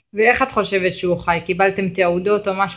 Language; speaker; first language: Hebrew; native; Hebrew